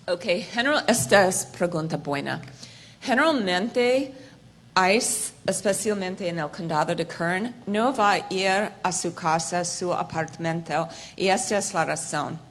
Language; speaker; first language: Spanish; non-native, fluent; English